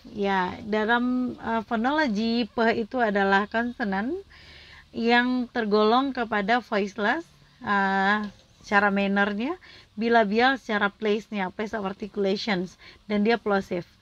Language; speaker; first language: Indonesian; native; Indonesian